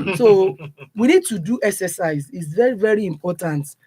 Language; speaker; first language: English; non-native, local second language; Yoruba